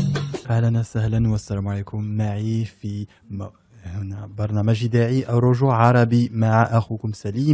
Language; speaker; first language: Arabic; early bilingual, heritage; French